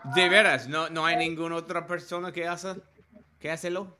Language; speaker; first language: Spanish; non-native, learner; English